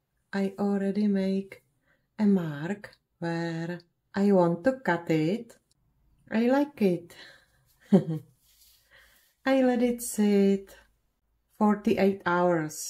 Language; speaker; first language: English; non-native, fluent; Czech